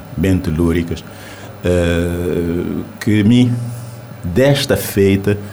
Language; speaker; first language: Portuguese; non-native, local second language; Kabuverdianu